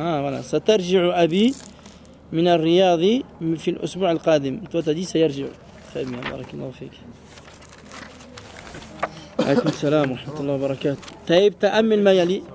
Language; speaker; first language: Arabic; non-native, fluent; French